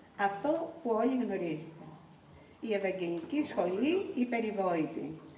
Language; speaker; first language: Greek; native; Greek